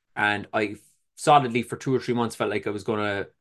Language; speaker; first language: English; native; English